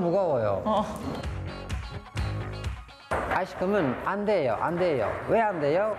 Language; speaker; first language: Korean; non-native, learner; Turkish